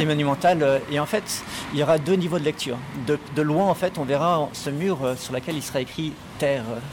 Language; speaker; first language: French; native; French